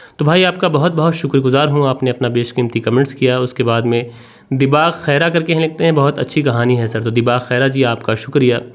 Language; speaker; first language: Hindi; native; Hindi